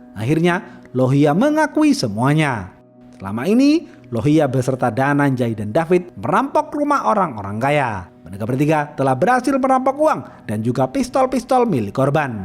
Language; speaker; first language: Indonesian; native; Indonesian